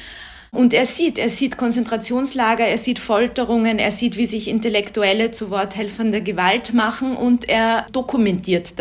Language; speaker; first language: German; native; German